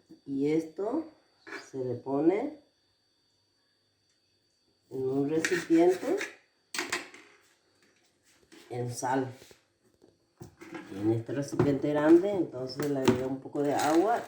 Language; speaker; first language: Spanish; native; Spanish